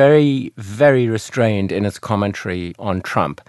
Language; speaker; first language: English; native; English